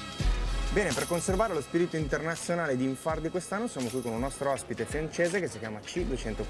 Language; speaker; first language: Italian; native; Italian